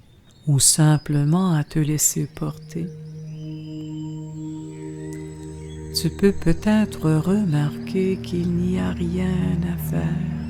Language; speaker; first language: French; native; French